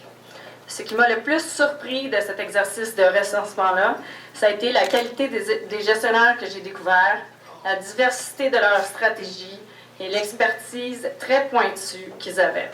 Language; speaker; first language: French; native; French